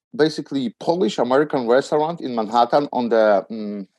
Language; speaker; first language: English; non-native, fluent; Polish